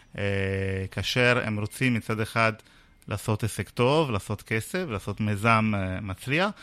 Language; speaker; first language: Hebrew; non-native, fluent; Italian